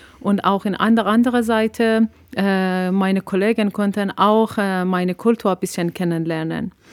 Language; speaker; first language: German; non-native, learner; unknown